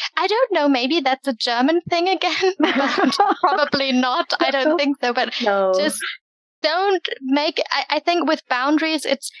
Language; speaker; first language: English; early bilingual, other home language; German